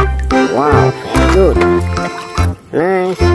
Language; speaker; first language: English; non-native, learner; Indonesian